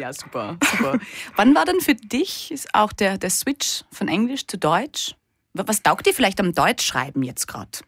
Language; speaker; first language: German; native; German